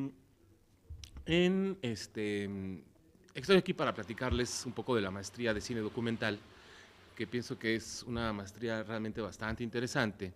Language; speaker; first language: Spanish; native; Spanish